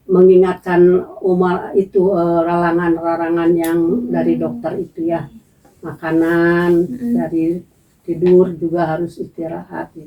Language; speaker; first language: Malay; non-native, local second language; Sundanese